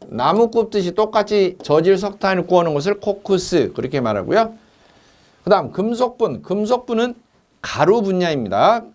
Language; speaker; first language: Korean; native; Korean